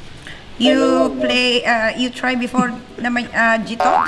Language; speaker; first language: English; non-native, learner; Indonesian